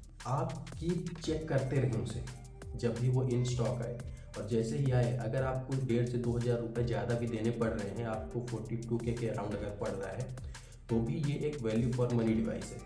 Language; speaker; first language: Hindi; native; Hindi